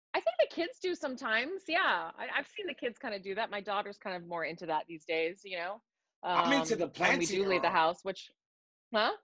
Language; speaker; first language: English; native; English